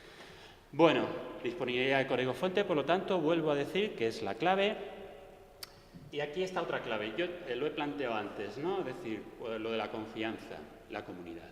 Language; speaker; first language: Spanish; native; Spanish